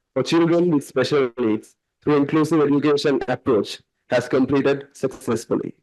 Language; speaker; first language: English; non-native, local second language; Sinhala